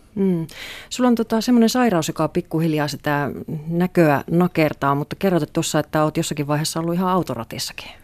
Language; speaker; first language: Finnish; native; Finnish